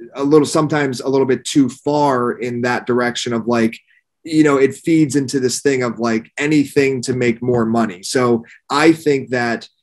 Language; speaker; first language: English; native; English